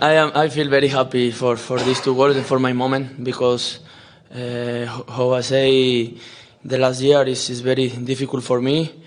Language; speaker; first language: English; non-native, learner; Spanish